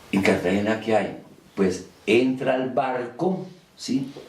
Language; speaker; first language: Spanish; early bilingual, other home language; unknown